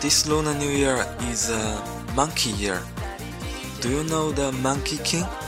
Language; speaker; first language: English; non-native, learner; Chinese